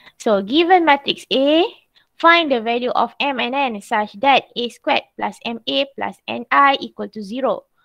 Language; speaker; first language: English; non-native, local second language; Malay